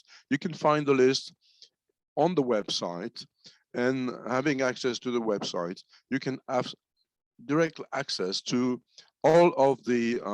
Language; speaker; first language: English; non-native, fluent; French